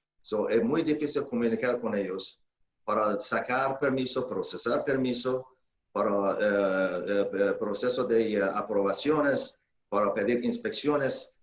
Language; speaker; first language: Spanish; non-native, fluent; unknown